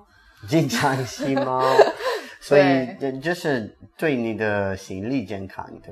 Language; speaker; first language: Chinese; non-native, learner; English